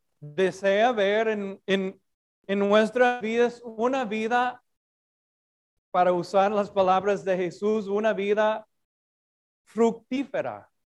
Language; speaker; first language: Spanish; non-native, fluent; English